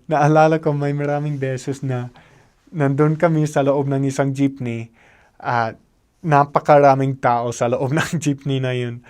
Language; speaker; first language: Filipino; non-native, fluent; English